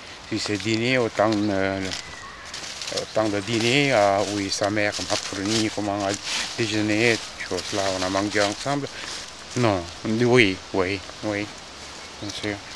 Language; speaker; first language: French; non-native, fluent; Korean